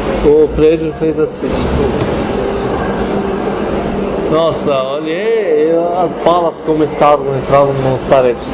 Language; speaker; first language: Portuguese; non-native, fluent; Arabic